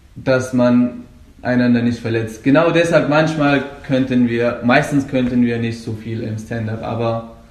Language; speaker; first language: German; non-native, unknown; Persian